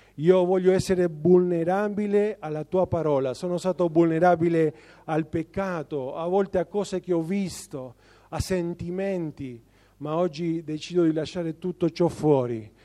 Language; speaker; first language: Italian; non-native, fluent; Spanish